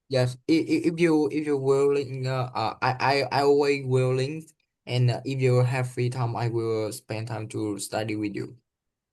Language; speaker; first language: English; non-native, learner; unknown